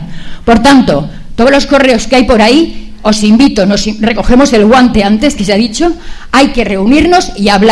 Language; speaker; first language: Spanish; native; Spanish